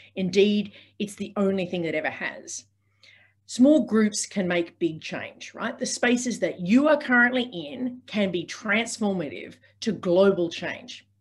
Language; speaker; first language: English; native; English